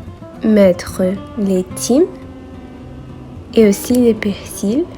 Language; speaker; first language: French; non-native, learner; Portuguese